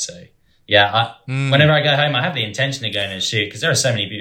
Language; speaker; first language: English; native; English